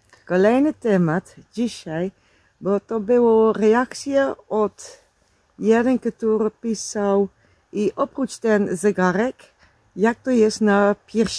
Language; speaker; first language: Polish; non-native, learner; Dutch